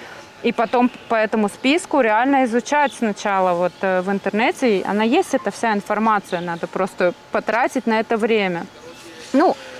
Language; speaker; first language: Russian; native; Russian